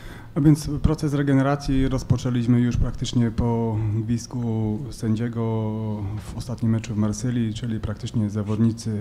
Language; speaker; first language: Polish; native; Polish